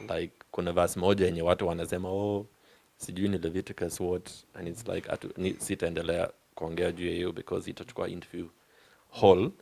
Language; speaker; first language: Swahili; non-native, fluent; English